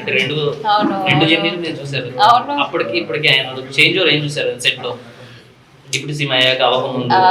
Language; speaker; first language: Telugu; native; Telugu